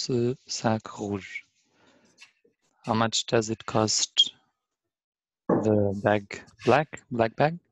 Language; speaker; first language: English; non-native, learner; Arabic